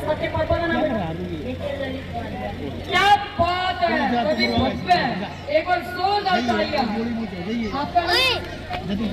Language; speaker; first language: Hindi; native; Hindi